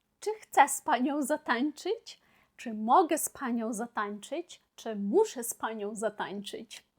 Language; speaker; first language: Polish; non-native, fluent; Ukrainian